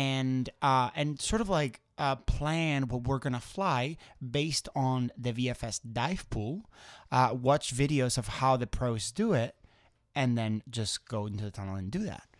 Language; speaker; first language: English; non-native, fluent; Spanish